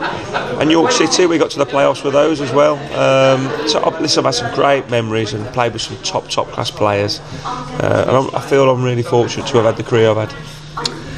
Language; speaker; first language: English; native; English